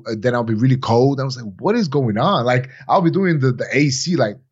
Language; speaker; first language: English; non-native, fluent; Bulgarian